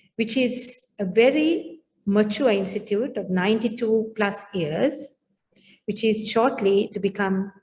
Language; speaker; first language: English; non-native, local second language; Sinhala